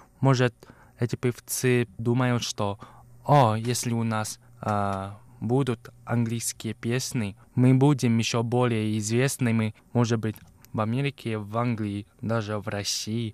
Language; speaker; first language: Russian; non-native, fluent; Chinese